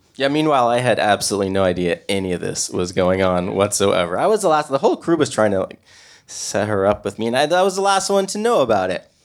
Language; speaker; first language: English; native; English